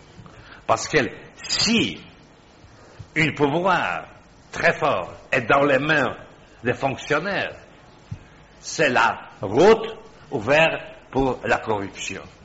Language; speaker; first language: French; non-native, fluent; Polish